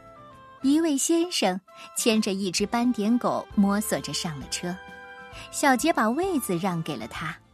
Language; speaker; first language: Chinese; native; Chinese